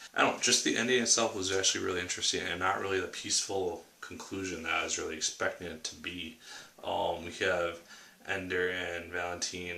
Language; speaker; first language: English; native; English